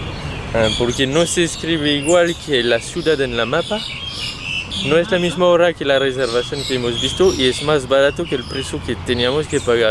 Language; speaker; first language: Spanish; non-native, fluent; French